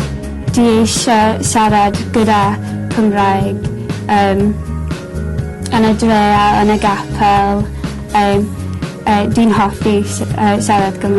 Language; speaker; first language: Welsh; non-native, learner; English